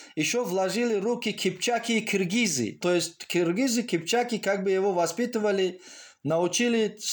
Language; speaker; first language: Russian; non-native, local second language; Tajik